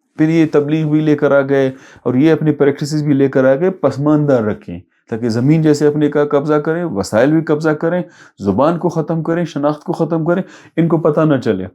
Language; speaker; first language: Urdu; non-native, local second language; Baluchi